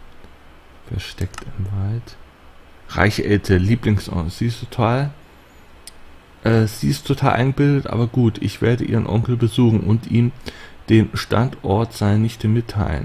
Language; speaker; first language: German; native; German